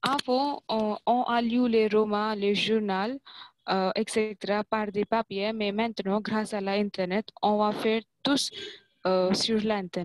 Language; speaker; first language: French; non-native, fluent; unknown